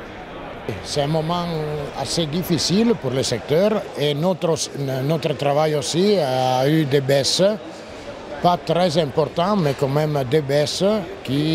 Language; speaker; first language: French; non-native, fluent; Italian